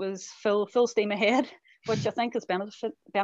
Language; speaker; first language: English; native; English